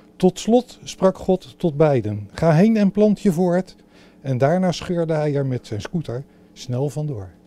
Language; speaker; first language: Dutch; native; Dutch